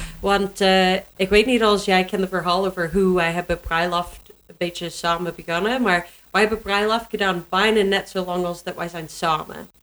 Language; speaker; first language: Dutch; non-native, learner; English